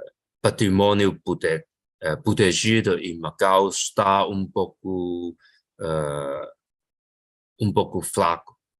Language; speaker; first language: Portuguese; non-native, local second language; Chinese